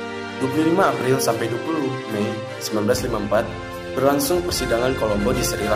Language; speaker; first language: Indonesian; native; Indonesian